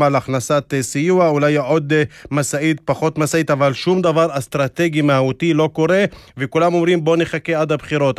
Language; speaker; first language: Hebrew; non-native, local second language; Arabic